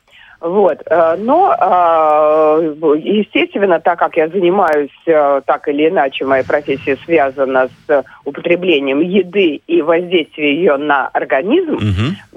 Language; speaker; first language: Russian; native; Russian